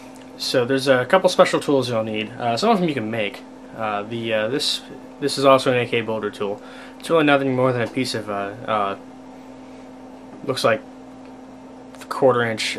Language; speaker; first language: English; native; English